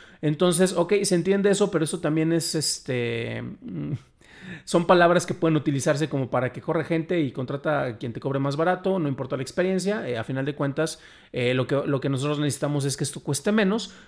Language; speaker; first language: Spanish; native; Spanish